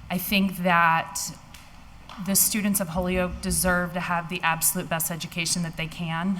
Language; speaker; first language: English; native; English